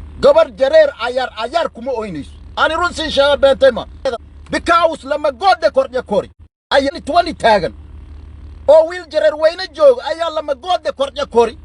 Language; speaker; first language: Somali; native; Somali